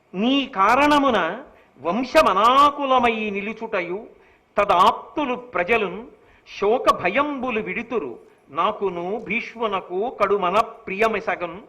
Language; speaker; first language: Telugu; native; Telugu